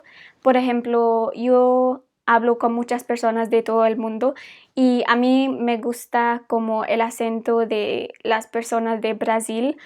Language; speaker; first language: Spanish; non-native, fluent; English